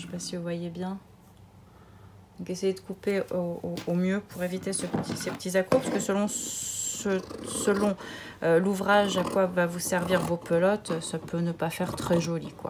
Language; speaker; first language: French; native; French